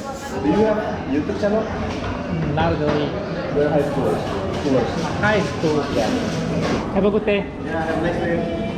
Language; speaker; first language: English; non-native, learner; Korean